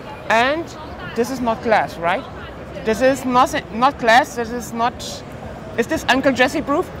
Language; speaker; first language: English; non-native, fluent; German